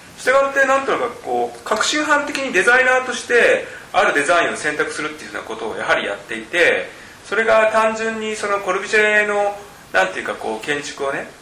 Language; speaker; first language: Japanese; native; Japanese